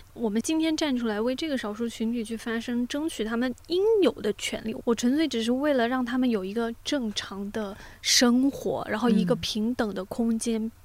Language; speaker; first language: Chinese; native; Chinese